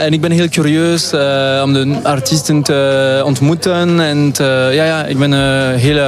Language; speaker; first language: Dutch; non-native, local second language; French